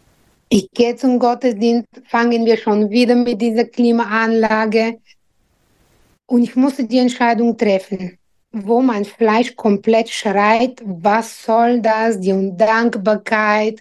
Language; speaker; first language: German; non-native, fluent; Bulgarian